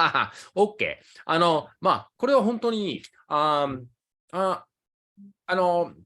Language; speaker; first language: Japanese; early bilingual, other home language; English